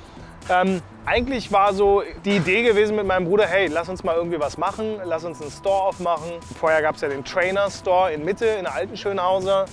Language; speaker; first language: German; native; German